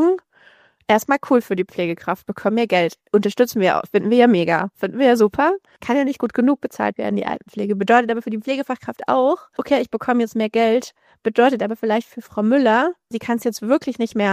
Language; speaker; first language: German; native; German